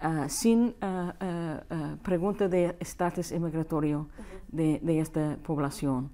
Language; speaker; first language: Spanish; non-native, fluent; English